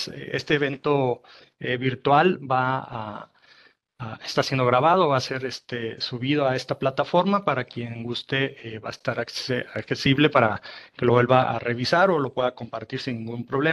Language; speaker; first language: Spanish; native; Spanish